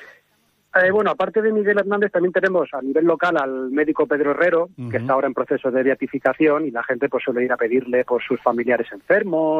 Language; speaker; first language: Spanish; native; Spanish